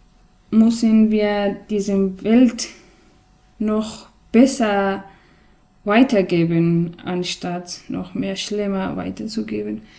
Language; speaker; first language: German; non-native, learner; Persian